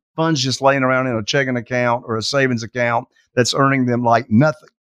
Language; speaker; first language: English; native; English